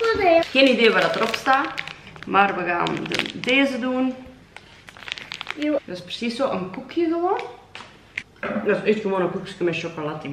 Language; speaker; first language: Dutch; native; Dutch